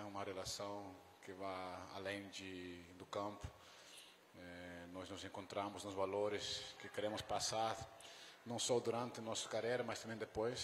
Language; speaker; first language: Portuguese; non-native, fluent; Dutch